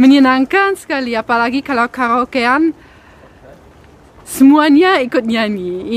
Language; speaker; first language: Indonesian; non-native, fluent; German